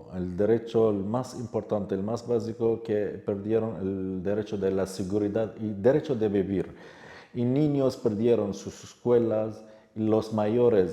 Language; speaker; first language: Spanish; non-native, fluent; Kurdish